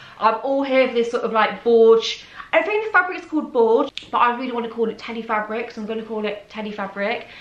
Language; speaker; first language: English; native; English